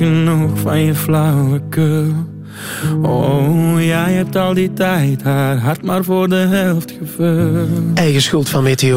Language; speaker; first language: Dutch; native; Dutch